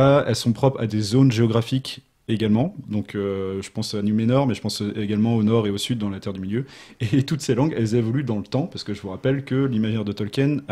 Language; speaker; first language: French; native; French